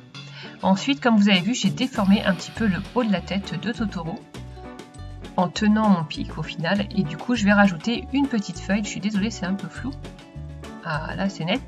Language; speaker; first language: French; native; French